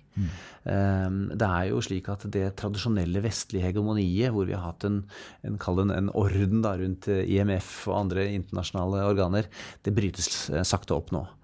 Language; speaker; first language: Norwegian; native; Norwegian